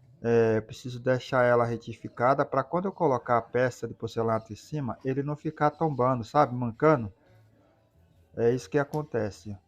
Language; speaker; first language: Portuguese; native; Portuguese